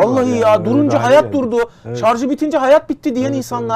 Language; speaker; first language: Turkish; native; Turkish